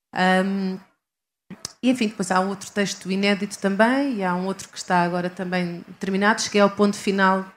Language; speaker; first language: Portuguese; native; Portuguese